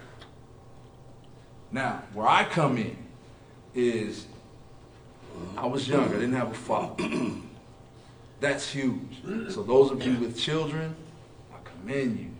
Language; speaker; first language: English; native; English